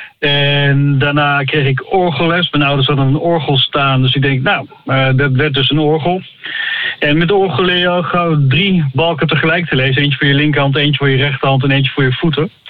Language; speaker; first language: Dutch; native; Dutch